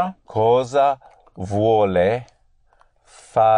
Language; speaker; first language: Italian; non-native, learner; English